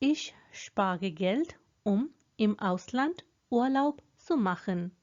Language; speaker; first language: German; non-native, fluent; Hindi